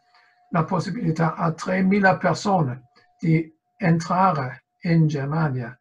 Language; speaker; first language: Italian; non-native, fluent; German